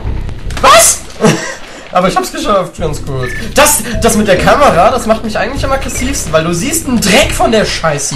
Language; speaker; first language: German; native; German